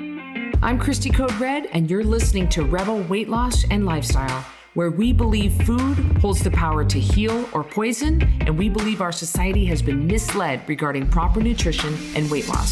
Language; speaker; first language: English; native; English